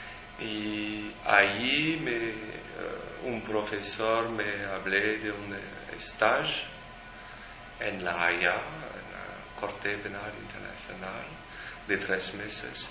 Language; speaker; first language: Spanish; non-native, fluent; French